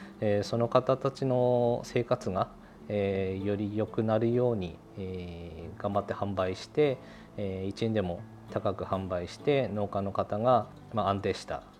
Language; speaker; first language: Japanese; native; Japanese